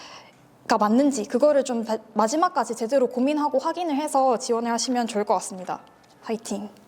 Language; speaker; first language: Korean; native; Korean